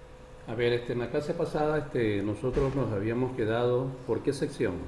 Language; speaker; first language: Spanish; native; Spanish